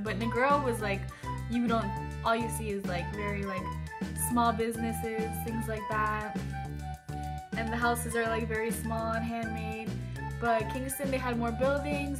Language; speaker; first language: English; early bilingual, other home language; Japanese